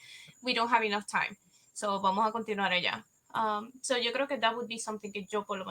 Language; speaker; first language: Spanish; native; Spanish